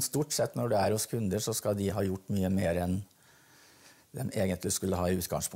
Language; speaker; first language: Norwegian; native; Norwegian